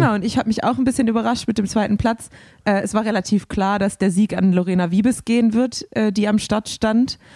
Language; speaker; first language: German; native; German